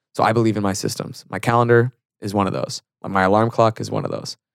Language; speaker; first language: English; native; English